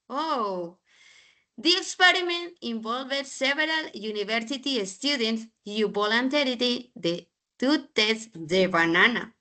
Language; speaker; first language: English; non-native, learner; Spanish